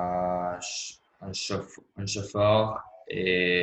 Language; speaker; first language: French; non-native, learner; Spanish